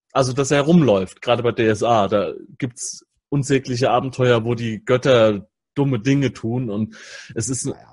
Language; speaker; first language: German; native; German